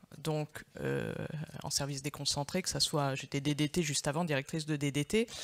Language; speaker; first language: French; native; French